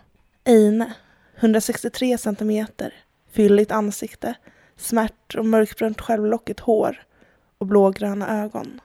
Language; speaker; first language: Swedish; native; Swedish